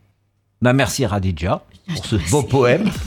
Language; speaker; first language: French; native; French